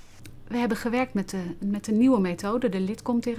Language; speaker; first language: Dutch; native; Dutch